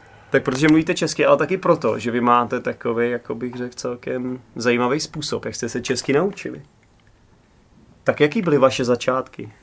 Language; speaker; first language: Czech; native; Czech